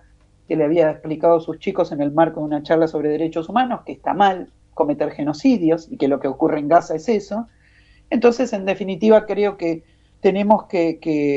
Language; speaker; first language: Spanish; native; Spanish